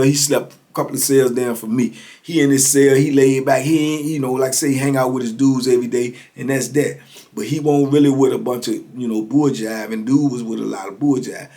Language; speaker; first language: English; native; English